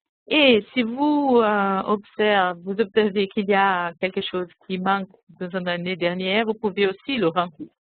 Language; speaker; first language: French; non-native, fluent; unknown